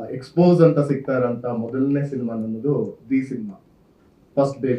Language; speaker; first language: Kannada; native; Kannada